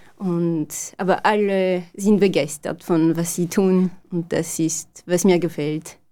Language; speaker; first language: German; non-native, fluent; French